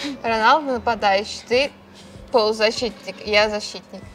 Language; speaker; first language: Russian; native; Russian